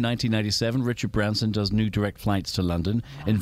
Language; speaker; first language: English; native; English